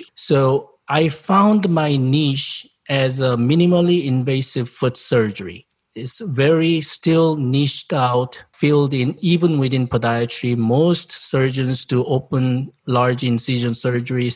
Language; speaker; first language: English; non-native, fluent; Korean